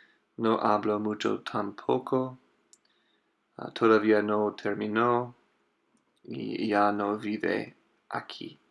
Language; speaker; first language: Spanish; non-native, fluent; English